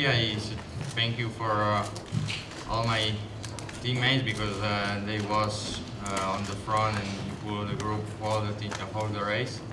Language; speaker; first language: English; non-native, learner; Slovak